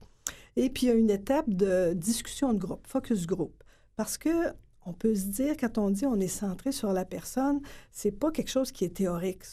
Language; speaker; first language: French; native; French